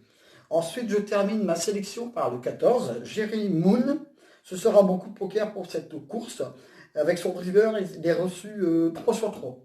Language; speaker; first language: French; native; French